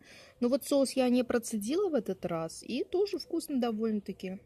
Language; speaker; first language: Russian; native; Russian